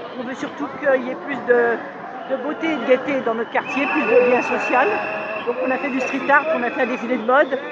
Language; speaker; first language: French; native; French